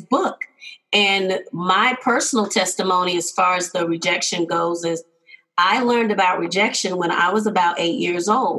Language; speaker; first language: English; native; English